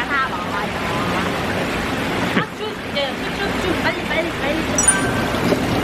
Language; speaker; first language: Korean; non-native, learner; Vietnamese